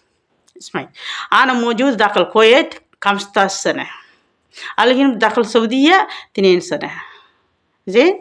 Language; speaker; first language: Arabic; non-native, learner; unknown